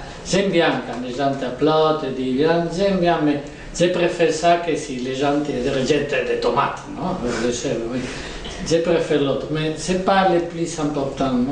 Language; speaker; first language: French; non-native, learner; Spanish